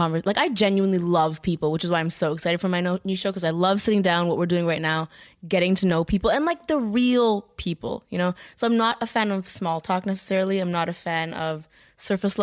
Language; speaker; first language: English; native; English